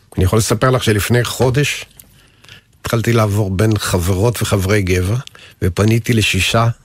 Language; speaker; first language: Hebrew; native; Hebrew